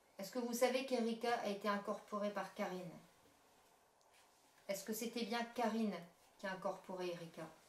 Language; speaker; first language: French; native; French